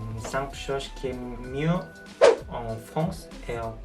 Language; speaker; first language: French; non-native, learner; Korean